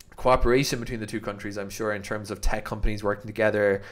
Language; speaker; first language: English; native; English